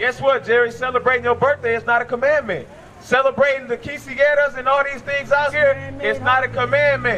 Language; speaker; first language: English; native; English